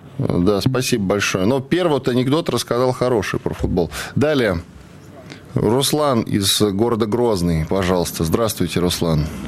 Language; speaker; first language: Russian; native; Russian